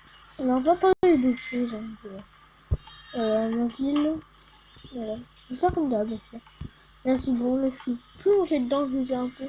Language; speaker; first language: French; native; French